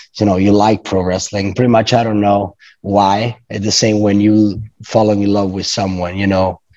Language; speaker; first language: English; non-native, fluent; Italian